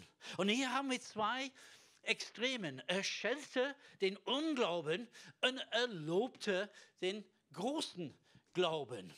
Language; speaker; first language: German; non-native, fluent; English